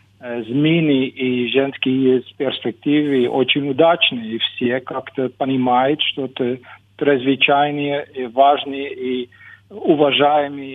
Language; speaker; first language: Ukrainian; non-native, learner; Dutch